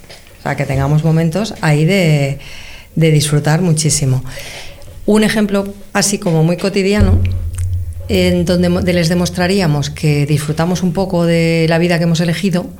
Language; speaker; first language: Spanish; native; Spanish